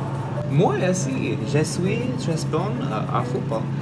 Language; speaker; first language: French; non-native, learner; English